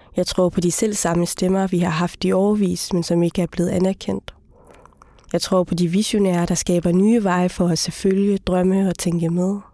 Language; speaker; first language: Danish; early bilingual, other home language; Somali